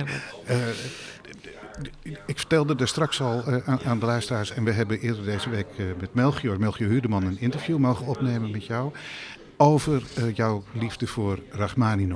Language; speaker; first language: Dutch; native; Dutch